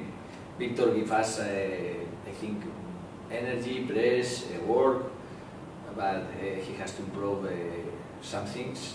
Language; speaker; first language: English; non-native, learner; Spanish